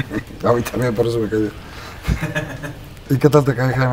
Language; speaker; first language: Spanish; native; Spanish